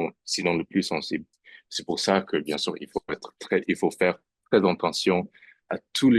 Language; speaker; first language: French; non-native, fluent; English